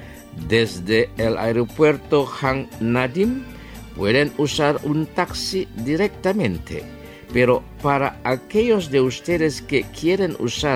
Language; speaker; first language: Spanish; non-native, fluent; Indonesian